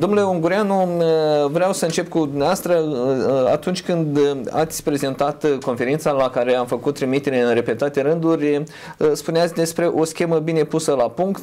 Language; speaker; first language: Romanian; native; Romanian